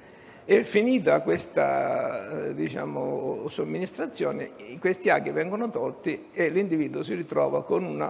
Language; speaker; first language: Italian; native; Italian